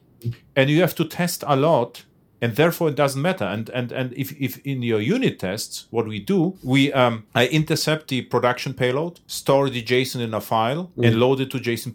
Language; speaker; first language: English; non-native, fluent; German